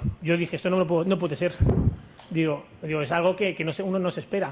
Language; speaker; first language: Spanish; native; Spanish